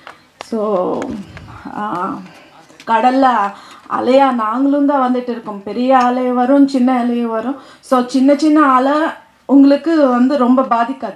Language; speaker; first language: Tamil; non-native, fluent; Telugu